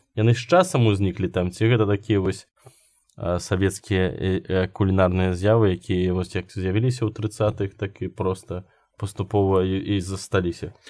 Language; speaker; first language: Belarusian; non-native, local second language; Russian